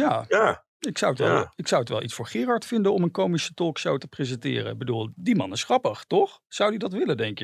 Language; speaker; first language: Dutch; native; Dutch